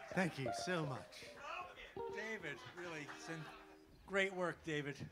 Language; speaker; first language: English; native; English